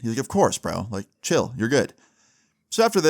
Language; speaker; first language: English; native; English